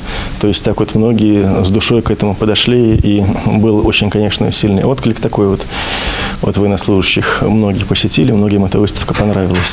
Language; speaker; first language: Russian; native; Russian